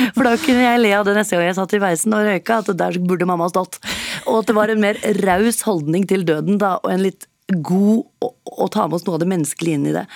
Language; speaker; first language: Norwegian; native; Norwegian